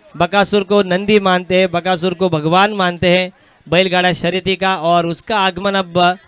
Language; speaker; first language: Hindi; non-native, local second language; Marathi